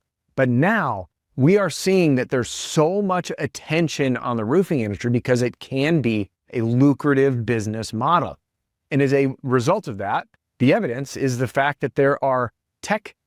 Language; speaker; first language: English; native; English